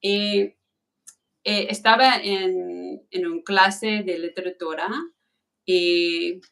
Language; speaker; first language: Spanish; non-native, fluent; English